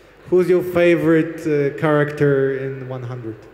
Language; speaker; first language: English; non-native, fluent; Polish